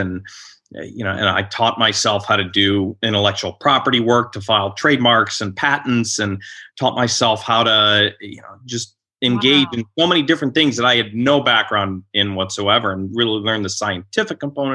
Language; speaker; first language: English; native; English